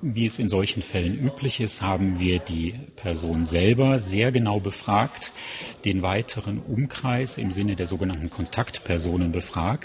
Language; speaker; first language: German; native; German